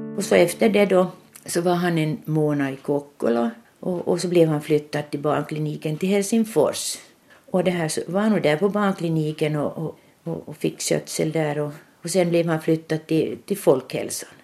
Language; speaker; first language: Swedish; native; Swedish